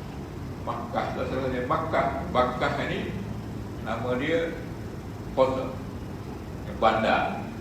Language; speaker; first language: Malay; native; Malay